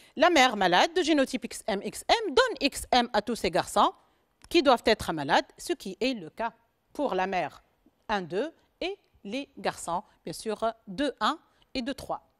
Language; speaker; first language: French; non-native, local second language; Arabic